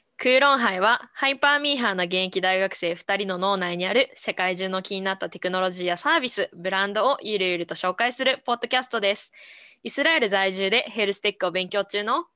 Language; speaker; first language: Japanese; early bilingual, other home language; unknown